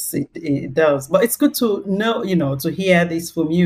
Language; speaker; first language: English; non-native, local second language; Krio